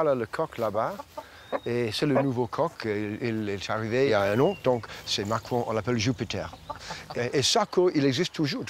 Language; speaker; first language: French; non-native, fluent; English